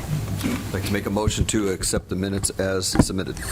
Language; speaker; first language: English; native; English